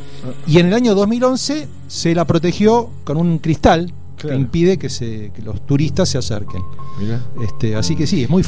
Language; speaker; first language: Spanish; native; Spanish